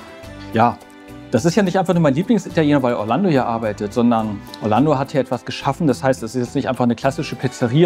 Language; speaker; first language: German; native; German